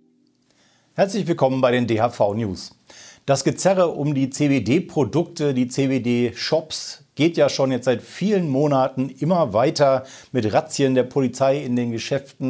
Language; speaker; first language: German; native; German